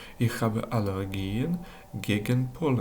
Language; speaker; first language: German; non-native, learner; Ukrainian